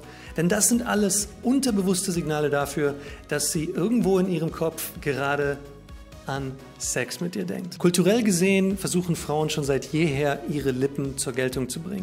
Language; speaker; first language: German; native; German